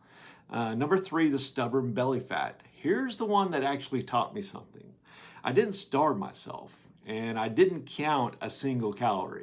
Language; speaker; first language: English; native; English